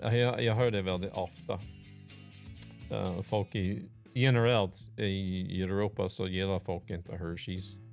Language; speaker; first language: Swedish; non-native, fluent; English